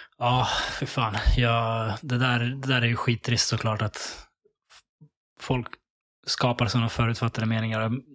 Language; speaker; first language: Swedish; early bilingual, other home language; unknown